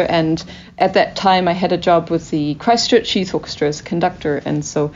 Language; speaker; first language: English; native; English